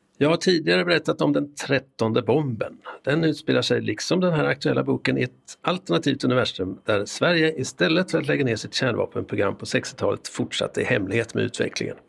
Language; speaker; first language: Swedish; native; Swedish